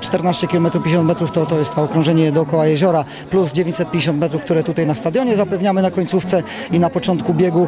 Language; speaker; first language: Polish; native; Polish